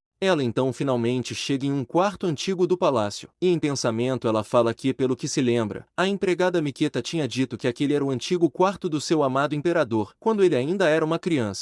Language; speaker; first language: Portuguese; native; Portuguese